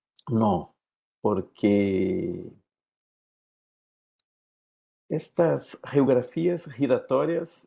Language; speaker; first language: Spanish; non-native, learner; Portuguese